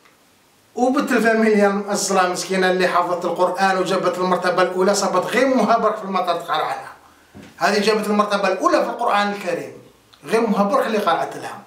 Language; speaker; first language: Arabic; native; Arabic